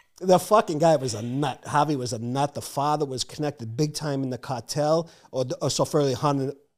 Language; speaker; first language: English; native; English